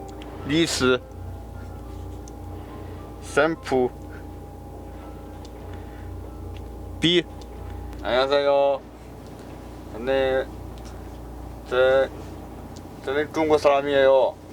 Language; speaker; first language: Korean; non-native, learner; Chinese